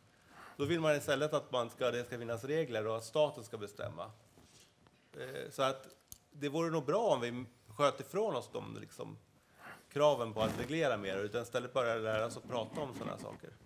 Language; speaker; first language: Swedish; native; Swedish